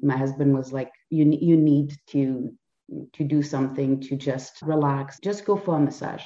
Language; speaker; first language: English; non-native, fluent; French